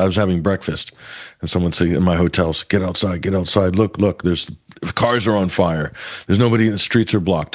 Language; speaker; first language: English; native; English